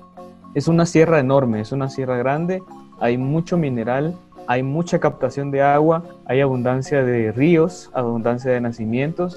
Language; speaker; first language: Spanish; native; Spanish